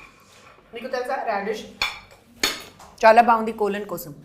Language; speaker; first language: Telugu; non-native, local second language; Hindi